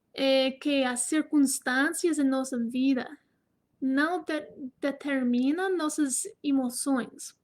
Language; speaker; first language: Portuguese; non-native, fluent; English